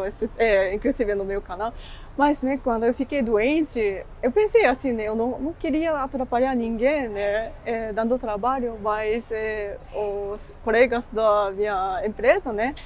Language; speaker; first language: Portuguese; non-native, fluent; Japanese